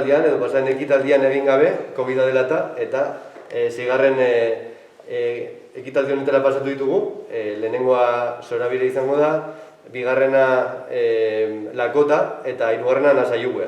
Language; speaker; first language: Basque; native; Basque